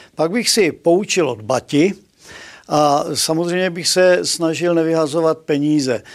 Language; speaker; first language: Czech; native; Czech